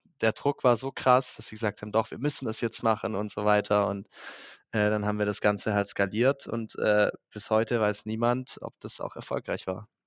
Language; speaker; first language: German; native; German